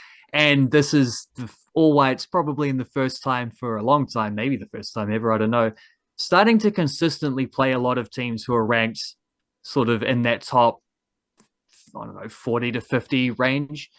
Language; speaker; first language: English; native; English